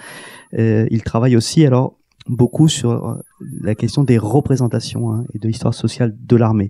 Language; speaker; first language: French; native; French